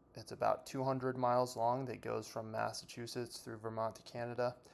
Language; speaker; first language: English; native; English